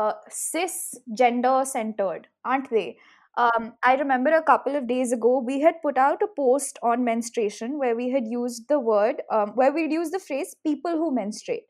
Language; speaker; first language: English; non-native, local second language; Hindi